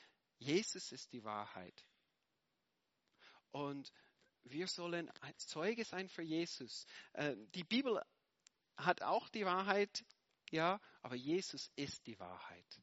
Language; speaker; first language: German; non-native, fluent; English